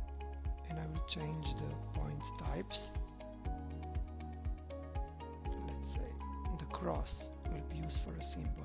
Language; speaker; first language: English; non-native, fluent; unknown